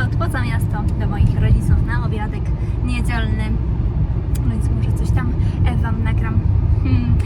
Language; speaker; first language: Polish; native; Polish